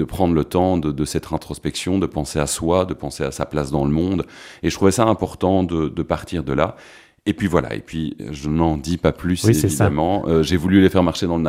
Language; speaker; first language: French; native; French